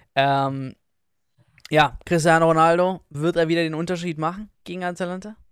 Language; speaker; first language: German; early bilingual, other home language; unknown